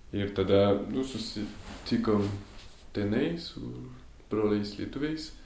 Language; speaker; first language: Lithuanian; non-native, fluent; French